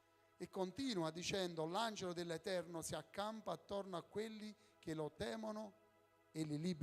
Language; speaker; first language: Italian; native; Italian